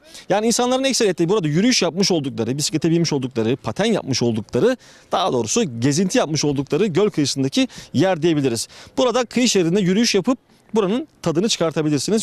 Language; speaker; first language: Turkish; native; Turkish